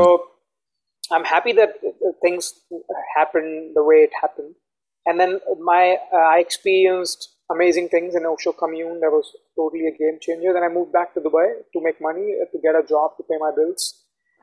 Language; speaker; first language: English; non-native, local second language; Hindi